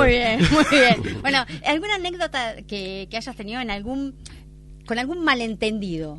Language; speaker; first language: Spanish; native; Spanish